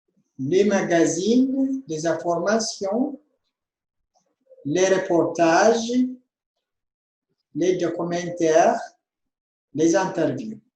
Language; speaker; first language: French; non-native, fluent; Amharic